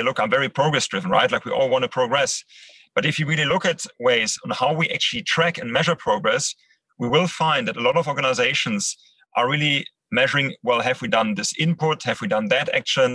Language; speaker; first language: English; non-native, fluent; German